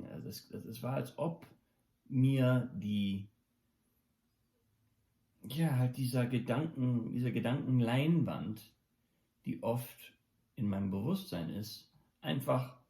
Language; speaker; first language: German; non-native, local second language; English